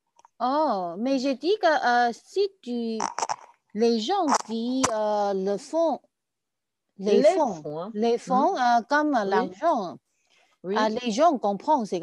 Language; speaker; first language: French; non-native, learner; Chinese